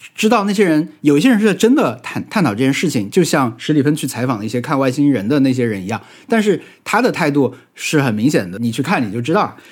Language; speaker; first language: Chinese; native; Chinese